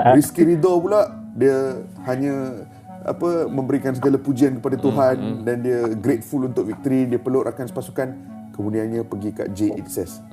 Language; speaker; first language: Malay; native; Malay